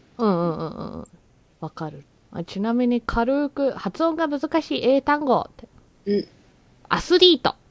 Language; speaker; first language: Japanese; early bilingual, heritage; Japanese